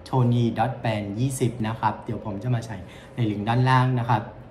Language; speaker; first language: Thai; non-native, fluent; Vietnamese